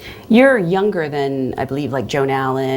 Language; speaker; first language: English; native; English